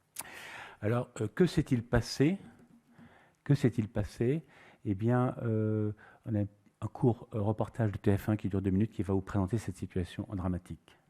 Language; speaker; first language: French; native; French